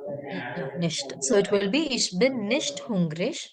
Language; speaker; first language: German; non-native, fluent; Malayalam